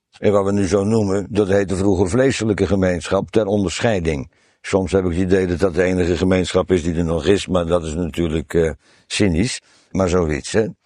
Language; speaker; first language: Dutch; native; Dutch